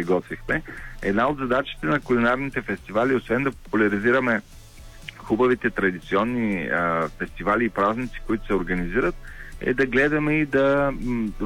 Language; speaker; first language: Bulgarian; native; Bulgarian